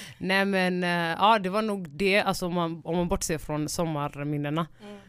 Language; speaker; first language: Swedish; early bilingual, other home language; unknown